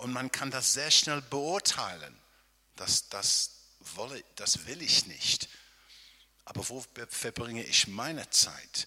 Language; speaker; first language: German; non-native, fluent; English